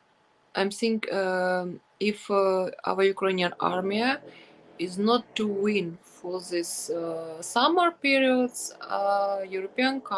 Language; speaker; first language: English; non-native, learner; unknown